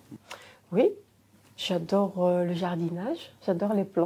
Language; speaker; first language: French; non-native, local second language; Arabic